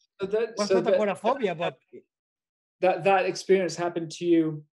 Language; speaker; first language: English; non-native, learner; Spanish